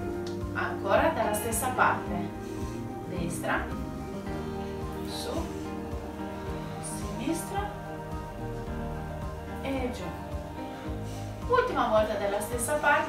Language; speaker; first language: Italian; native; Italian